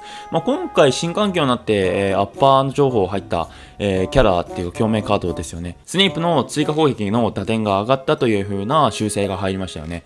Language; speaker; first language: Japanese; native; Japanese